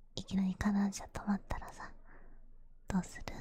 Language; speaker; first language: Japanese; non-native, fluent; English